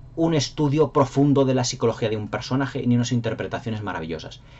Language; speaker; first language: Spanish; native; Spanish